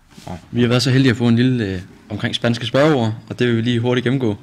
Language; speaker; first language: Danish; native; Danish